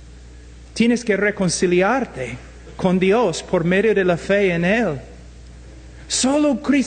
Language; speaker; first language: Spanish; non-native, fluent; English